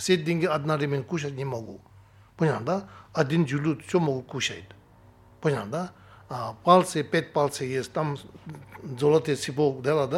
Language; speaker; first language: Russian; non-native, learner; Tibetan